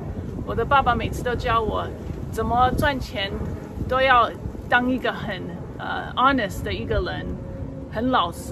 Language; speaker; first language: Chinese; early bilingual, other home language; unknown